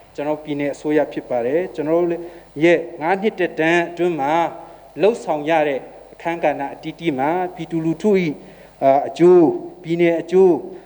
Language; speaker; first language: Burmese; non-native, local second language; Hakha Chin